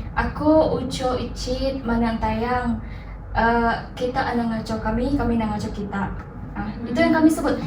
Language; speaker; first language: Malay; non-native, local second language; Iban